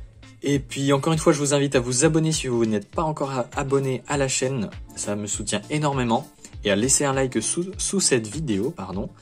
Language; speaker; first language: French; native; French